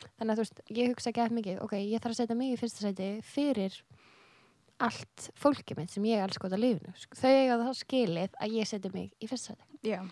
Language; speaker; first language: Icelandic; early bilingual, other home language; Filipino